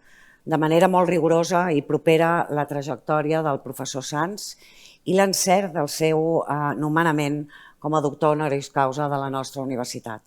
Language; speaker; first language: Catalan; native; Catalan